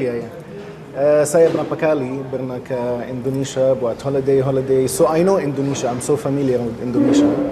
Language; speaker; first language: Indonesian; non-native, fluent; Arabic